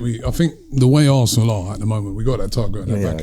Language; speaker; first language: English; native; English